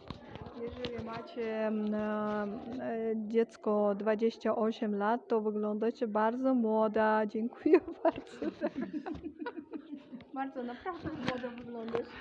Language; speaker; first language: Polish; non-native, fluent; Kyrgyz